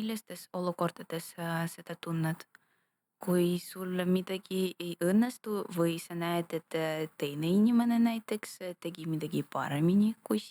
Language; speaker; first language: Estonian; non-native, local second language; Russian